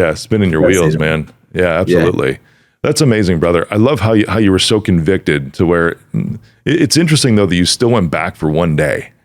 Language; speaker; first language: English; native; English